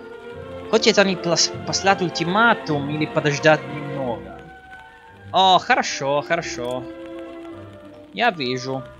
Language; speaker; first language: Russian; non-native, learner; English